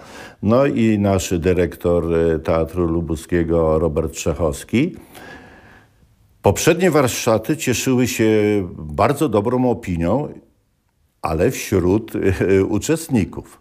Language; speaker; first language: Polish; native; Polish